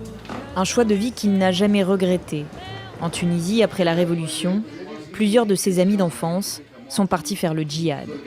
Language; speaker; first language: French; native; French